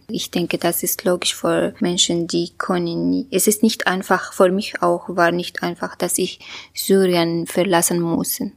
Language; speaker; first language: German; non-native, learner; Kurdish